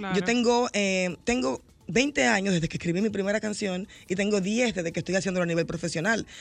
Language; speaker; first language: Spanish; native; Spanish